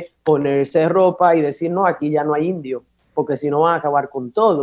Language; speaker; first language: Spanish; native; Spanish